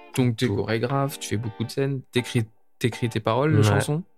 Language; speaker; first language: French; native; French